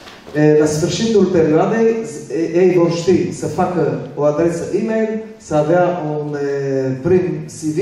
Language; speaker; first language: Romanian; early bilingual, other home language; Hebrew